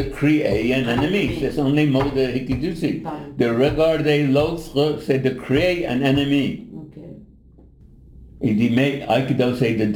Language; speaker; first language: French; non-native, learner; English